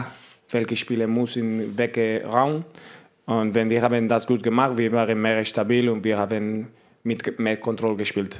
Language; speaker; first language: German; non-native, learner; Spanish